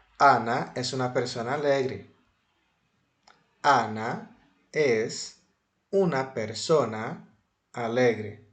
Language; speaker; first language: Spanish; non-native, fluent; Portuguese